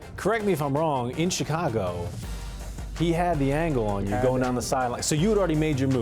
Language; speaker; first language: English; native; English